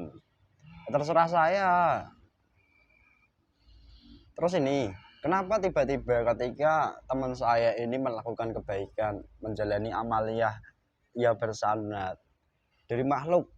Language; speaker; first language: Indonesian; native; Indonesian